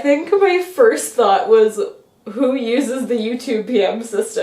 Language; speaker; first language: English; native; English